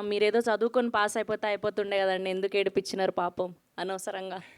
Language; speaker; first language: Telugu; native; Telugu